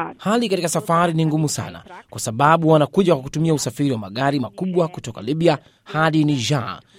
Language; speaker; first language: Swahili; native; Swahili